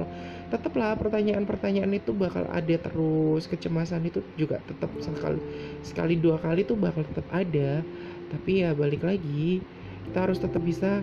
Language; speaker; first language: Indonesian; native; Indonesian